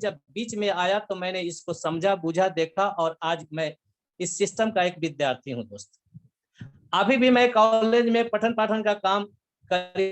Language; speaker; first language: Hindi; native; Hindi